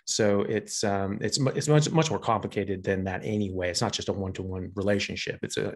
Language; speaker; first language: English; native; English